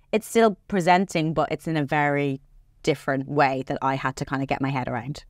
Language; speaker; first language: English; native; English